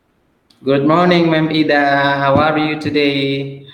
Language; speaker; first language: English; non-native, fluent; Indonesian